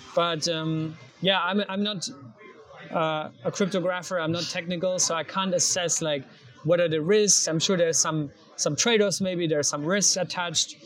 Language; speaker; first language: English; non-native, fluent; German